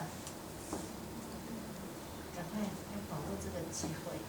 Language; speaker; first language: Chinese; native; Chinese